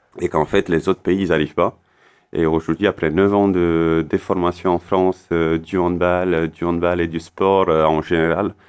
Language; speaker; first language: French; non-native, fluent; Romanian